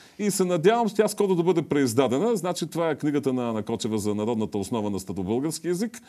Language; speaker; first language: Bulgarian; native; Bulgarian